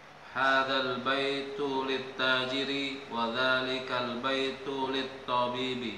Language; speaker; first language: Arabic; non-native, learner; Indonesian